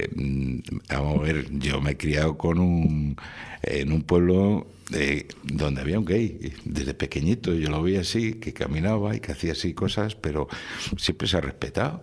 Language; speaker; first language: Spanish; native; Spanish